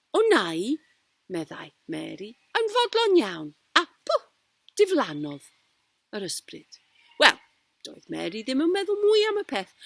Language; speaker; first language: Welsh; non-native, local second language; English